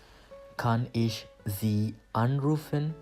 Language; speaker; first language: German; non-native, learner; Bangla